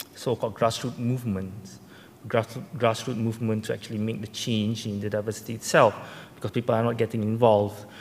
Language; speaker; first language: English; non-native, local second language; Malay